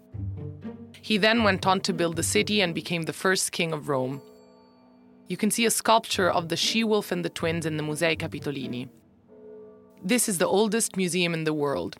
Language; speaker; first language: English; non-native, fluent; Italian